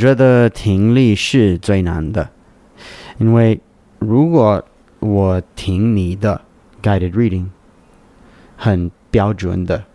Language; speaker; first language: Chinese; non-native, learner; English